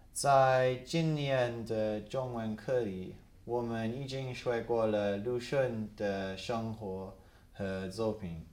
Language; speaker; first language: Chinese; non-native, fluent; English